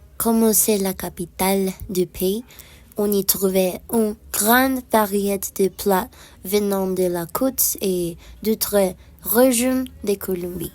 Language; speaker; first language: French; non-native, learner; Spanish